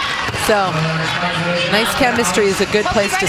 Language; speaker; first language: English; native; English